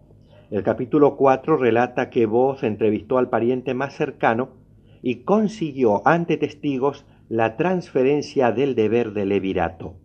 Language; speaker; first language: Spanish; native; Spanish